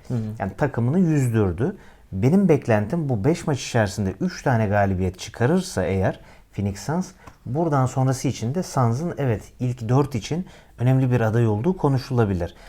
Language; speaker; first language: Turkish; native; Turkish